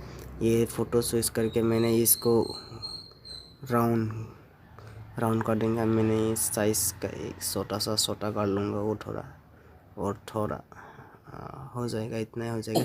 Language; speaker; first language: Hindi; non-native, local second language; Assamese